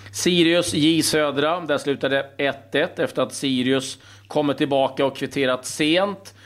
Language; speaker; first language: Swedish; native; Swedish